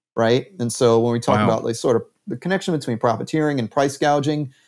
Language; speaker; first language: English; native; English